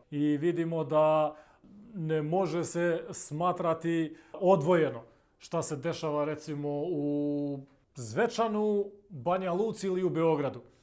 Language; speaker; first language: Serbian; non-native, local second language; Albanian